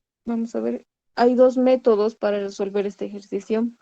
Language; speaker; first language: Spanish; native; Spanish